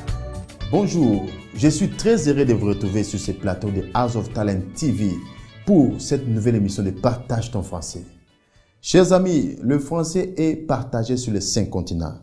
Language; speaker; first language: French; non-native, fluent; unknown